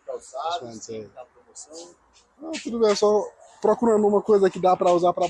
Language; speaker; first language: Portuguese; non-native, learner; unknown